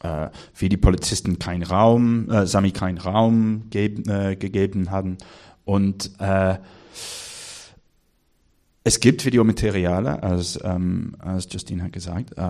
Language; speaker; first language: German; non-native, learner; English